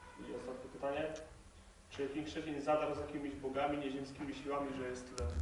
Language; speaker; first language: Polish; native; Polish